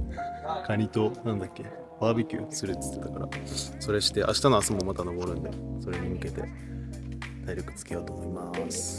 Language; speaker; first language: Japanese; native; Japanese